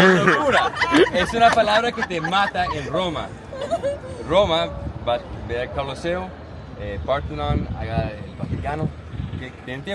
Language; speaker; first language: Spanish; early bilingual, heritage; Spanish